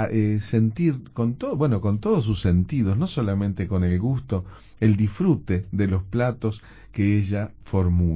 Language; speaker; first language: Spanish; native; Spanish